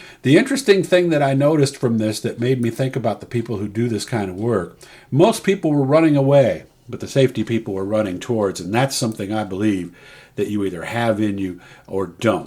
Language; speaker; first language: English; native; English